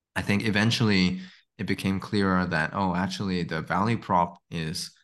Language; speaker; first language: English; native; English